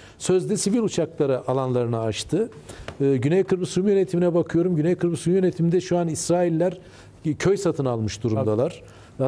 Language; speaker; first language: Turkish; native; Turkish